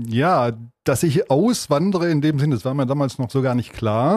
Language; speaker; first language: German; native; German